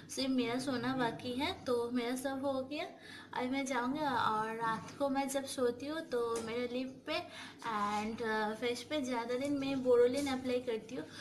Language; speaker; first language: Hindi; non-native, local second language; Bangla